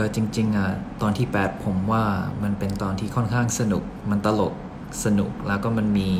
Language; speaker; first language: Thai; early bilingual, other home language; English